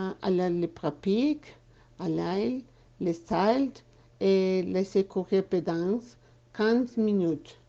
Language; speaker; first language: French; non-native, learner; Spanish